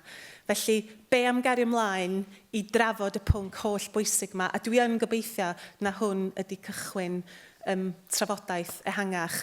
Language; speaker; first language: Welsh; native; Welsh